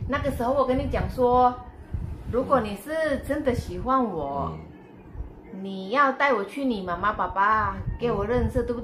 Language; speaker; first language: Chinese; non-native, fluent; Indonesian